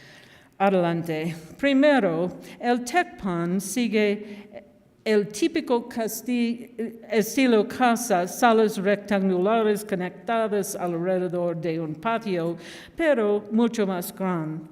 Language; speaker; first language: Spanish; non-native, fluent; English